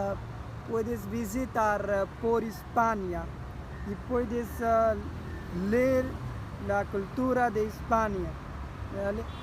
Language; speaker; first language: Spanish; non-native, learner; Urdu